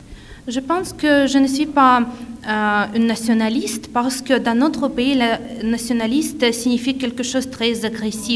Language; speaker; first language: French; non-native, fluent; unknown